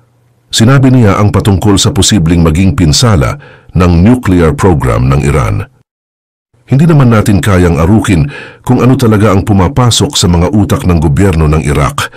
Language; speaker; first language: Filipino; native; Filipino